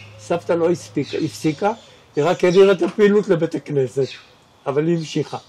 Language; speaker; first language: Hebrew; native; Hebrew